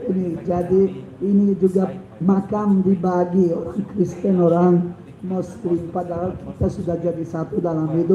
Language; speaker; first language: Indonesian; non-native, fluent; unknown